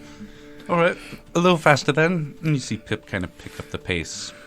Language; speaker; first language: English; native; English